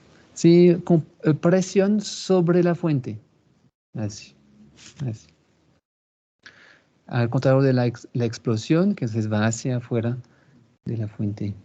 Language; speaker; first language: Spanish; non-native, fluent; French